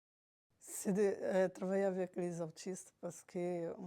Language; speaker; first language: French; non-native, fluent; Portuguese